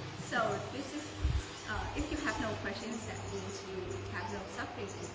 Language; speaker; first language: English; non-native, fluent; Thai